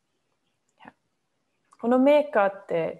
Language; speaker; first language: Japanese; non-native, fluent; English